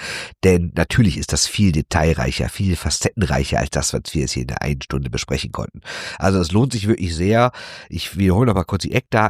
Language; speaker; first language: German; native; German